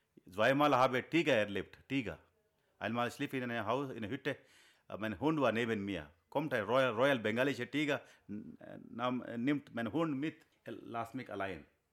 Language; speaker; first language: German; non-native, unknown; Kannada